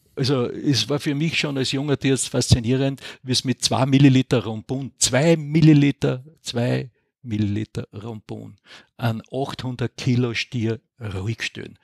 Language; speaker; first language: German; native; German